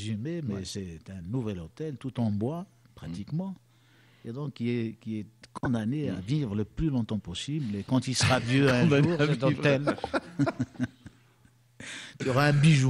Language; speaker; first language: French; non-native, local second language; Arabic